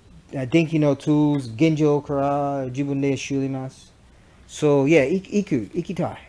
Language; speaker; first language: Japanese; non-native, learner; English